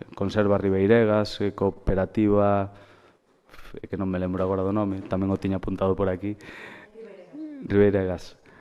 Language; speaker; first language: Galician; native; Galician